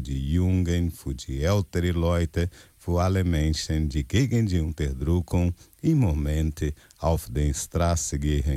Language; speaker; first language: German; non-native, learner; Portuguese